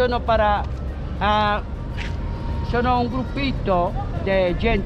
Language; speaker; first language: Italian; non-native, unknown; Spanish